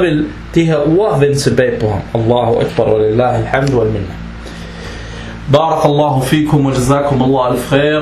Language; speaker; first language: Danish; non-native, fluent; Arabic